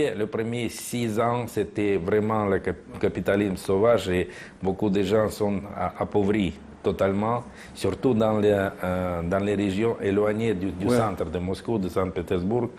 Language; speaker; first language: French; non-native, fluent; Russian